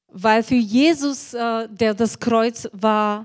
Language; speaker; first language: German; non-native, fluent; Bulgarian